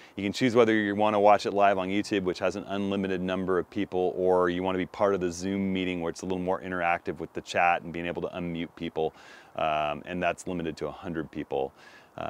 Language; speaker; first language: English; native; English